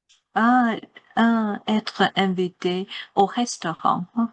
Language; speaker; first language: French; non-native, learner; Chinese